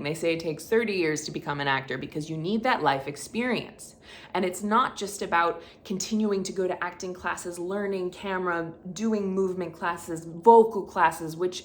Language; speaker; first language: English; native; English